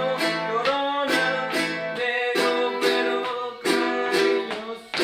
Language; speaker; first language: Spanish; native; Spanish